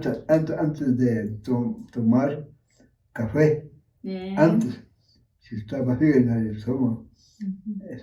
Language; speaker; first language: Spanish; non-native, local second language; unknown